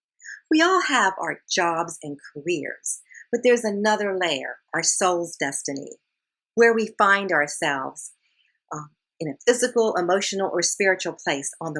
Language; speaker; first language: English; native; English